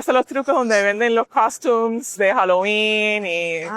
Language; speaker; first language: Spanish; early bilingual, heritage; Spanish